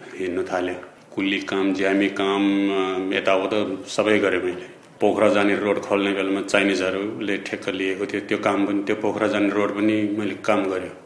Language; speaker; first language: Nepali; non-native, local second language; Eastern Tamang